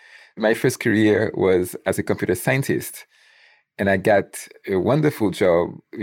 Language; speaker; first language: English; non-native, fluent; Haitian Creole